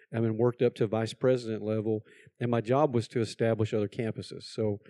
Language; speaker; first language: English; native; English